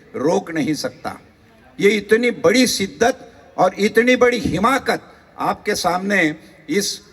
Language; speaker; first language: Hindi; non-native, local second language; Marathi